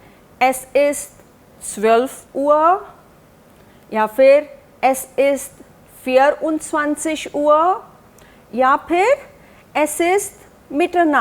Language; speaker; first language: German; non-native, fluent; Hindi